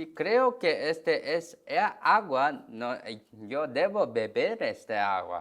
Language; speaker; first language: Spanish; non-native, learner; Korean